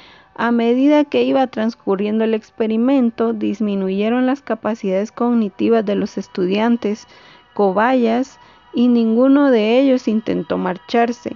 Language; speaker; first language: Spanish; native; Spanish